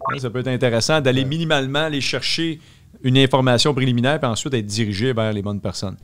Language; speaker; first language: French; native; French